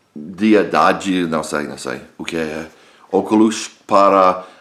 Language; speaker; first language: Portuguese; non-native, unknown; English